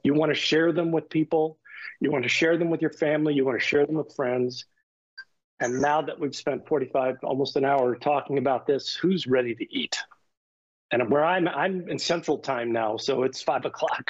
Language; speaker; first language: English; native; English